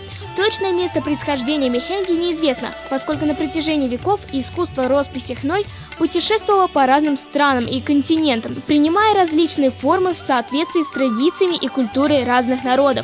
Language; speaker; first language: Russian; native; Russian